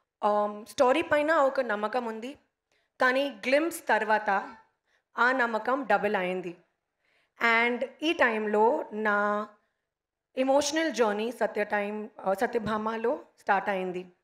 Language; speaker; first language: Telugu; non-native, local second language; Hindi